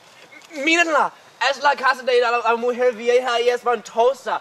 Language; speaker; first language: Spanish; non-native, learner; English